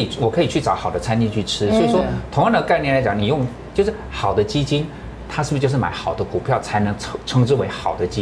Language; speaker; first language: Chinese; native; Chinese